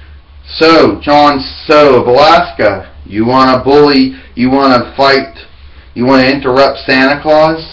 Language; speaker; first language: English; native; English